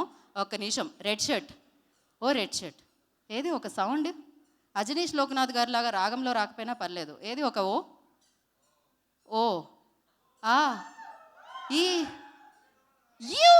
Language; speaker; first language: Telugu; native; Telugu